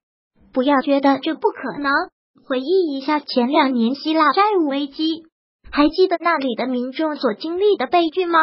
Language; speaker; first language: Chinese; native; Chinese